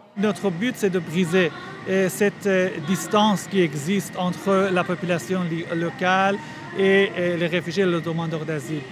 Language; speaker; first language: French; non-native, fluent; Persian